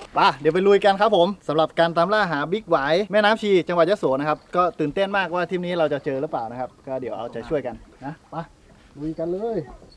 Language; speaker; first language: Thai; native; Thai